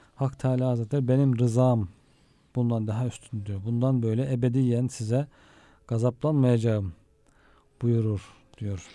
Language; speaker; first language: Turkish; native; Turkish